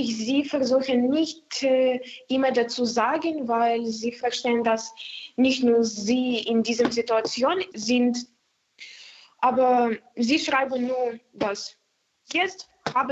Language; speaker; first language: German; non-native, learner; Ukrainian